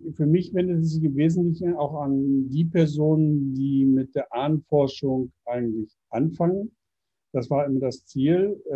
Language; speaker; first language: German; native; German